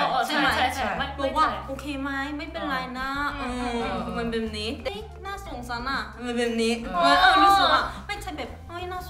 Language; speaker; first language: Thai; non-native, fluent; Korean